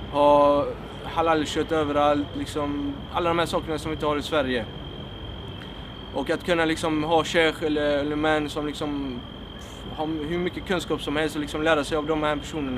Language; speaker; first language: Swedish; non-native, local second language; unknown